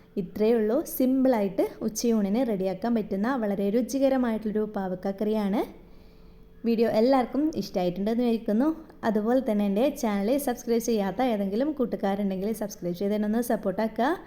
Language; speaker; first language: Malayalam; native; Malayalam